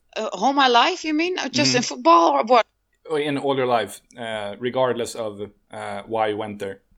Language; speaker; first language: English; non-native, fluent; Dutch